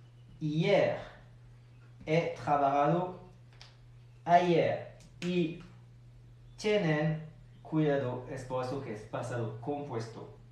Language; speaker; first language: Spanish; non-native, fluent; French